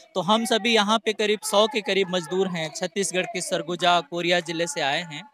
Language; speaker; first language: Hindi; native; Hindi